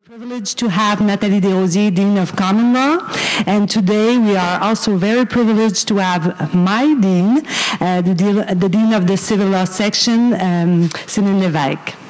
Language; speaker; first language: English; non-native, local second language; French